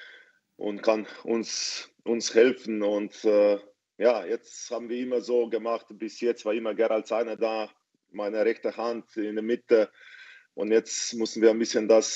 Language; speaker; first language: German; non-native, fluent; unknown